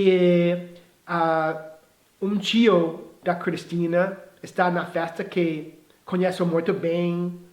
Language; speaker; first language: Portuguese; non-native, fluent; English